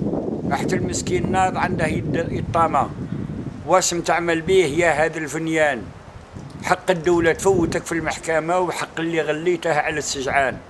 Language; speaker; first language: Arabic; native; Arabic